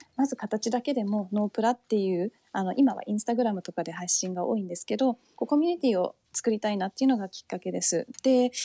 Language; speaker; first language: Japanese; early bilingual, heritage; Japanese